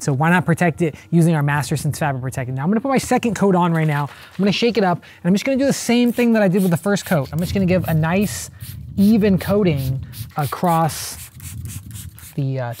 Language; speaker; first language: English; native; English